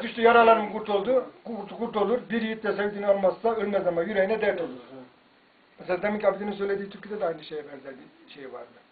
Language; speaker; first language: Turkish; native; Turkish